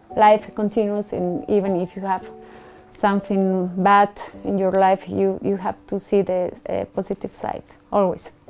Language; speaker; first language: English; non-native, learner; Spanish